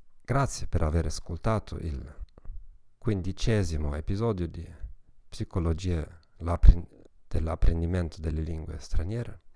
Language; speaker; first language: Italian; non-native, learner; German